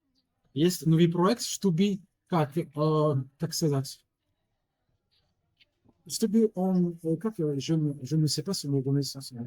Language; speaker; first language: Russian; non-native, learner; French